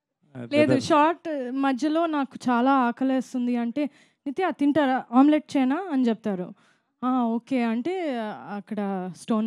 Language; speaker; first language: Telugu; non-native, fluent; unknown